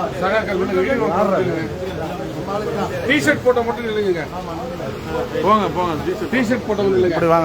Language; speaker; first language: Tamil; native; Tamil